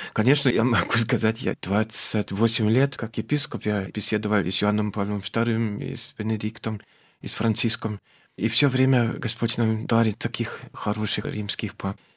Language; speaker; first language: Russian; non-native, fluent; German